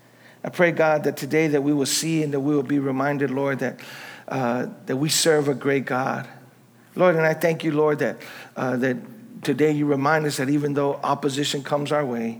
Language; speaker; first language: English; native; English